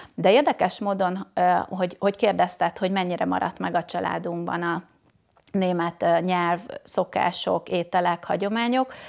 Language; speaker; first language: Hungarian; native; Hungarian